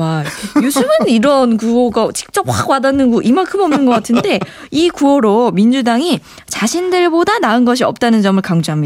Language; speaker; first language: Korean; native; Korean